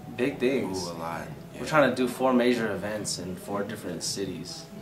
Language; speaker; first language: English; native; English